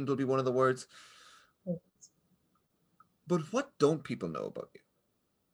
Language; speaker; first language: English; native; English